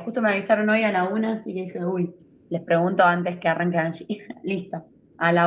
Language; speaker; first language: Spanish; native; Spanish